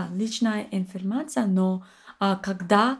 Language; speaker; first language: Russian; non-native, learner; English